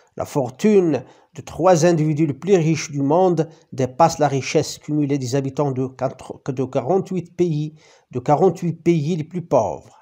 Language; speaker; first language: French; non-native, local second language; Arabic